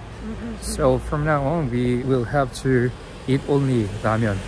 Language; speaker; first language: English; non-native, fluent; Korean